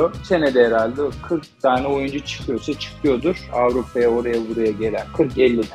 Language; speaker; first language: Turkish; native; Turkish